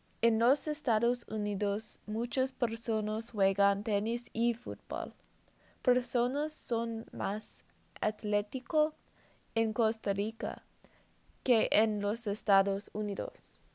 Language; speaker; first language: Spanish; non-native, learner; English